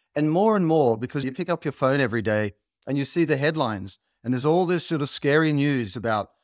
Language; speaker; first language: English; native; English